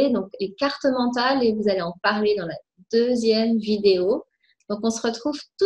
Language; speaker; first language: French; native; French